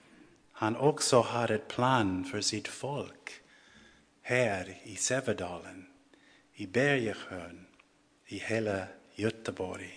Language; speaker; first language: Swedish; non-native, fluent; English